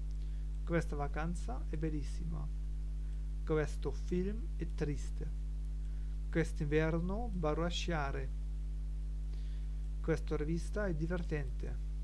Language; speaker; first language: Italian; non-native, learner; German